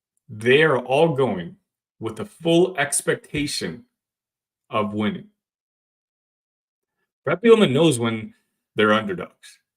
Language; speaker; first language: English; native; English